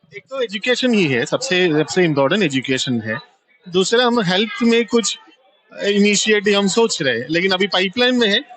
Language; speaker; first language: Hindi; non-native, local second language; Malayalam